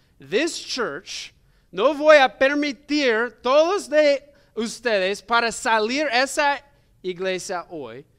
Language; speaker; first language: Spanish; non-native, learner; English